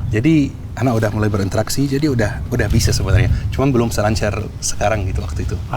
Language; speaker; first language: Indonesian; non-native, fluent; Arabic